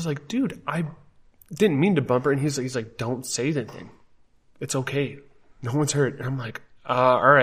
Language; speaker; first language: English; native; English